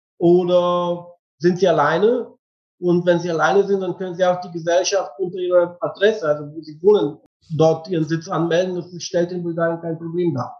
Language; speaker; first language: German; non-native, fluent; Bulgarian